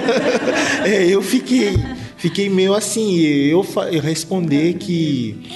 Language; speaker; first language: Portuguese; non-native, fluent; Lingala